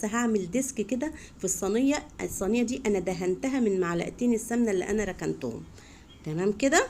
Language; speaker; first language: Arabic; native; Arabic